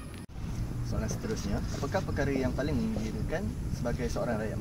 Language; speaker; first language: Malay; native; Malay